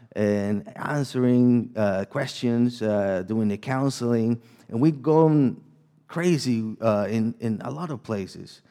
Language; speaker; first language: English; non-native, fluent; Spanish